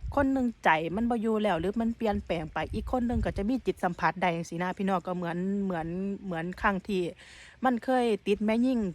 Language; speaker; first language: Thai; native; Thai